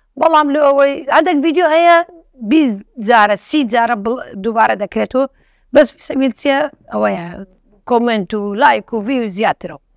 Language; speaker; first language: Central Kurdish; non-native, local second language; Turkish